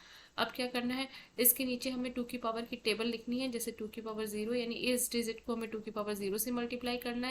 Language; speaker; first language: Hindi; native; Hindi